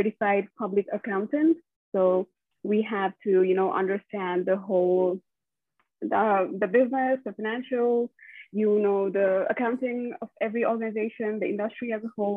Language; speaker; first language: English; non-native, local second language; Nepali